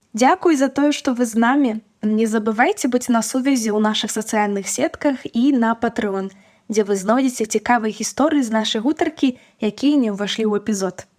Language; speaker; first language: Belarusian; native; Belarusian